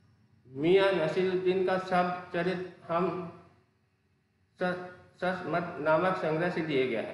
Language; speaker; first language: Hindi; native; Hindi